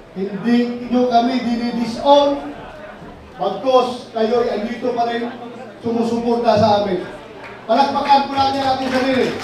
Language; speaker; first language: Filipino; non-native, local second language; Cebuano